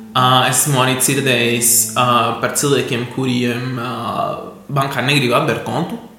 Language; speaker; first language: Latvian; non-native, fluent; Spanish